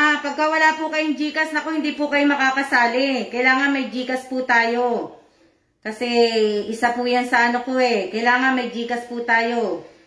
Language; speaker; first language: Filipino; native; Filipino